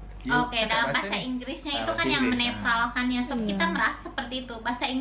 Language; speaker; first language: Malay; non-native, local second language; Sundanese